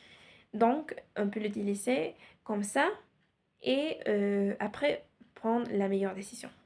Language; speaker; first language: French; non-native, learner; Spanish